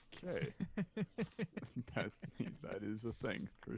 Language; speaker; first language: English; native; English